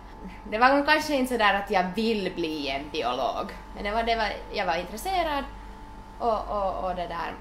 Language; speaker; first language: Swedish; non-native, local second language; Finnish